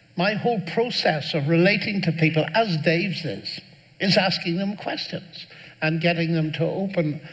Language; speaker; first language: English; native; English